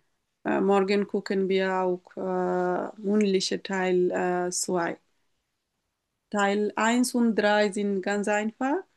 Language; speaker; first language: German; non-native, fluent; Bangla